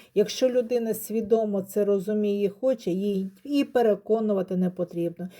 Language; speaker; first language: Ukrainian; native; Ukrainian